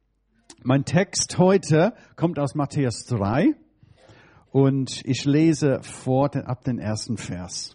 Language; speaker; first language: German; non-native, fluent; English